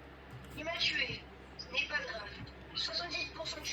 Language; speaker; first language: French; native; French